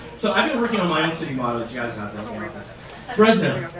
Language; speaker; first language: English; native; English